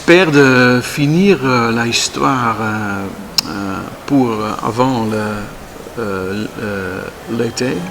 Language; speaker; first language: French; non-native, learner; Dutch